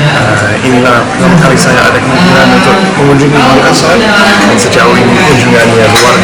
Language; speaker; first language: Indonesian; non-native, fluent; English